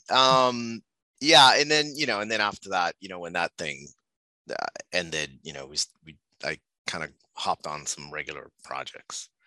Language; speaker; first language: English; non-native, fluent; Spanish